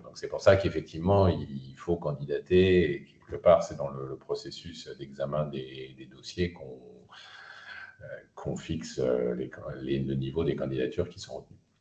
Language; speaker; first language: French; native; French